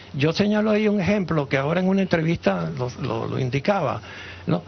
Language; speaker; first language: Spanish; native; Spanish